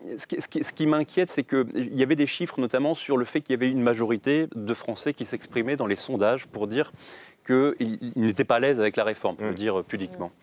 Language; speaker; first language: French; native; French